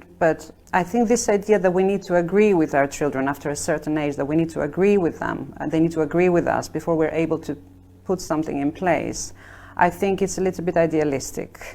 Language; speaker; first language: English; non-native, fluent; Albanian